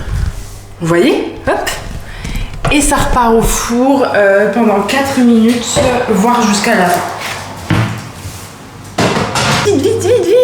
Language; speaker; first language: French; native; French